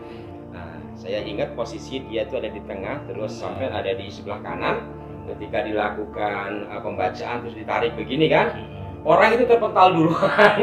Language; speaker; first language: Indonesian; native; Indonesian